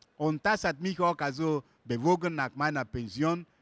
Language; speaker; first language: German; non-native, fluent; Igbo